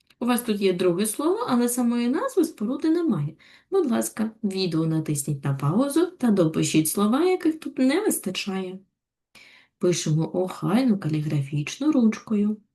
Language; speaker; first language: Ukrainian; native; Ukrainian